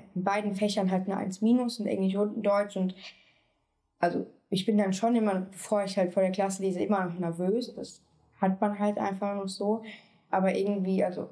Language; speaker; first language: German; native; German